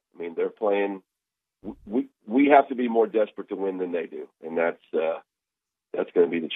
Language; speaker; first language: English; native; English